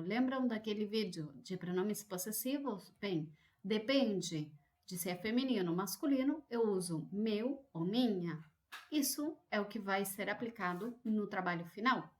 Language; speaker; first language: Portuguese; non-native, fluent; Spanish